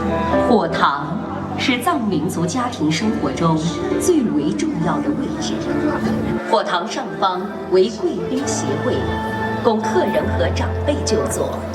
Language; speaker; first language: Chinese; native; Chinese